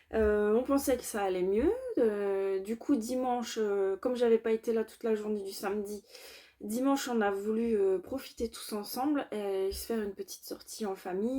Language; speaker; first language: French; native; French